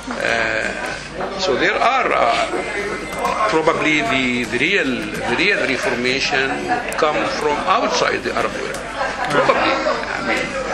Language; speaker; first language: English; non-native, fluent; Arabic